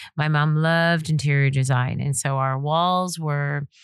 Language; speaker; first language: English; native; English